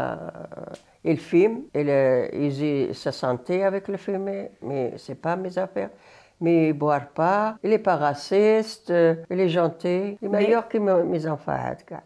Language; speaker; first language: French; non-native, learner; Arabic